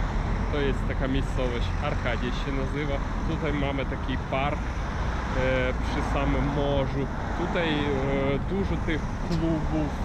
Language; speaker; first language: Polish; non-native, learner; Ukrainian